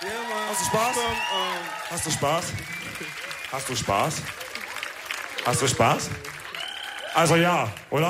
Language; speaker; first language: German; early bilingual, other home language; Wolof